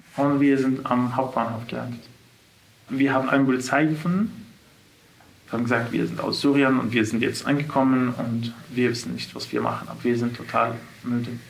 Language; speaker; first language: German; non-native, fluent; Arabic